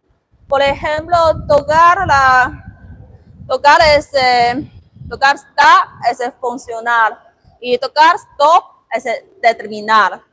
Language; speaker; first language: Spanish; non-native, learner; Chinese